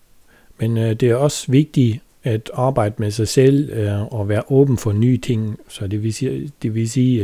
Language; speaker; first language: Danish; non-native, fluent; German